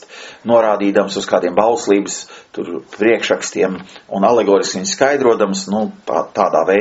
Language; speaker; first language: Latvian; native; Latvian